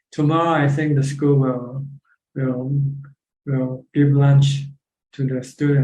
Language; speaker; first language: English; non-native, fluent; Thai